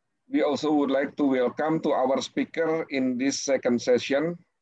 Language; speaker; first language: English; non-native, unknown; Indonesian